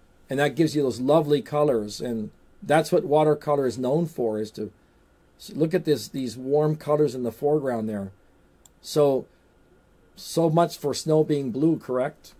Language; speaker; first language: English; native; English